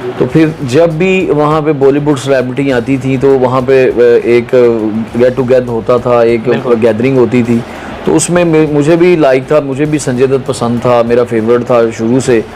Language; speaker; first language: Urdu; non-native, local second language; Punjabi